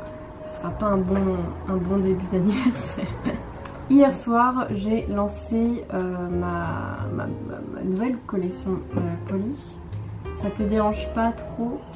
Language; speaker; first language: French; native; French